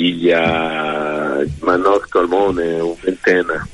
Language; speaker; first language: French; non-native, fluent; Italian